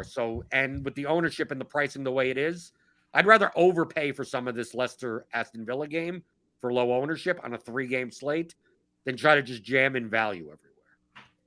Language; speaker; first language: English; native; English